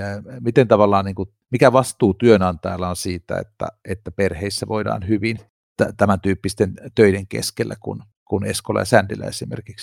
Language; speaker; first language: Finnish; native; Finnish